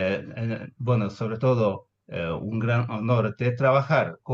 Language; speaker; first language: Spanish; non-native, fluent; Chinese